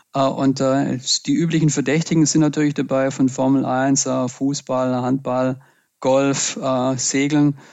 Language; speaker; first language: German; native; German